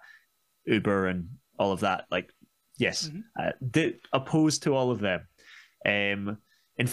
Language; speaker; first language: English; native; English